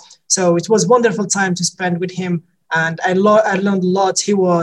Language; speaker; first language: English; non-native, fluent; Arabic